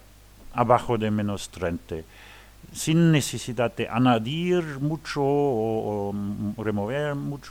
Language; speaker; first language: Spanish; non-native, learner; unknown